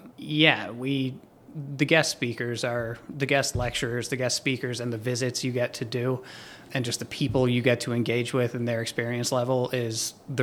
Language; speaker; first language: English; native; English